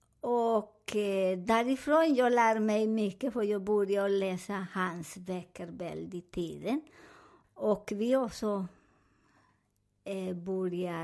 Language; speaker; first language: Swedish; non-native, fluent; Spanish